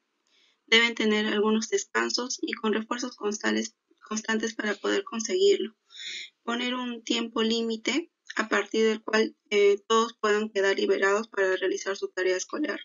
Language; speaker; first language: Spanish; native; Spanish